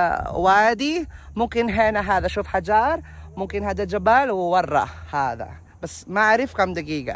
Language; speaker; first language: Arabic; non-native, learner; Filipino